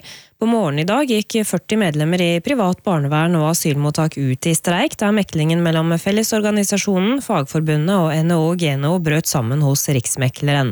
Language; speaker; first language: Norwegian; native; Norwegian